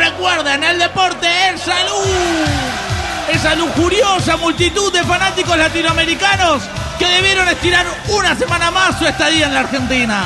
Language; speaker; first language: Spanish; native; Spanish